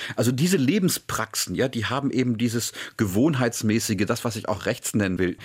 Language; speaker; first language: German; native; German